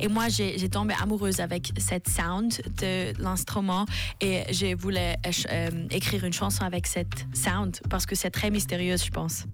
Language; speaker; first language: French; non-native, learner; German